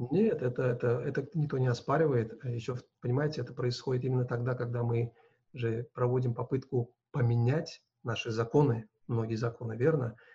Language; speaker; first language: Russian; non-native, local second language; Uzbek